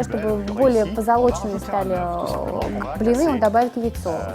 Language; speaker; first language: Russian; native; Russian